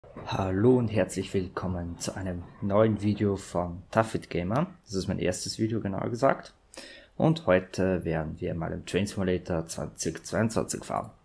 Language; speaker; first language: German; native; German